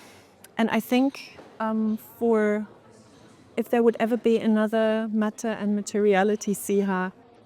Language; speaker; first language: English; non-native, fluent; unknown